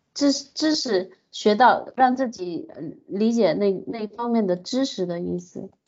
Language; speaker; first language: Chinese; native; Chinese